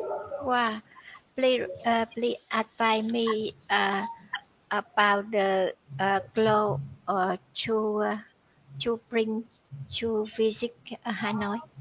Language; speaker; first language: English; non-native, learner; Vietnamese